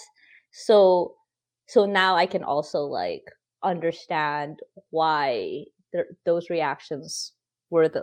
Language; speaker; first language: English; non-native, local second language; Filipino